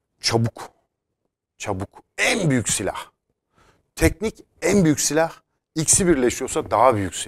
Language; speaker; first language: Turkish; native; Turkish